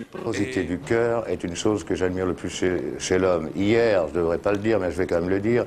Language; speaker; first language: French; native; French